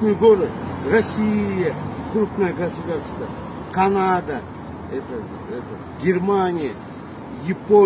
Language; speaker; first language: Russian; non-native, local second language; Kyrgyz